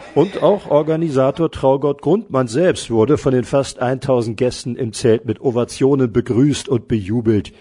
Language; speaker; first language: German; native; German